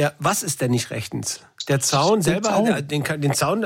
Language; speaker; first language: German; native; German